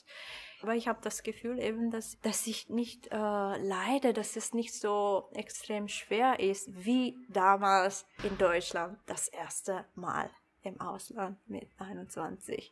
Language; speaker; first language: German; non-native, local second language; Italian